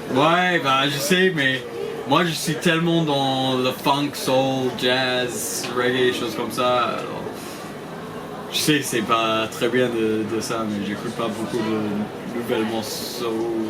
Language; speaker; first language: French; non-native, fluent; English